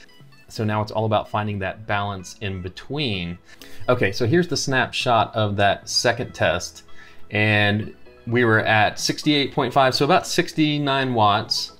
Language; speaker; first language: English; native; English